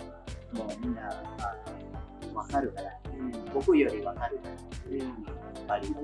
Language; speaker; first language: Japanese; non-native, fluent; Indonesian